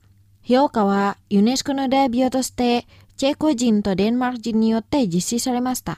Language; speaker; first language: Japanese; non-native, fluent; Indonesian